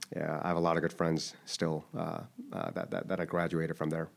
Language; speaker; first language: English; early bilingual, other home language; Korean